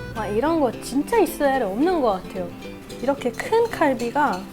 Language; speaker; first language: Korean; non-native, fluent; Hebrew